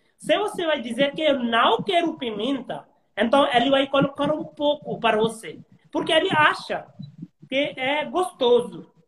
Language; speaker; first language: Portuguese; non-native, learner; Hindi